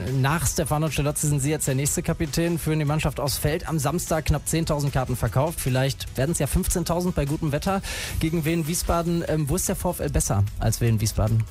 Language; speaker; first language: German; native; German